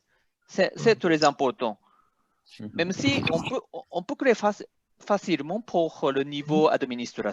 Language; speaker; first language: French; non-native, fluent; Japanese